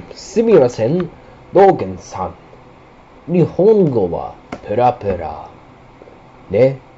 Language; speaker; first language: Japanese; non-native, learner; English